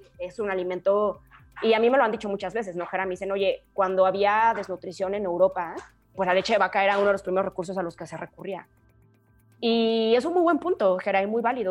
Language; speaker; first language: Spanish; native; Spanish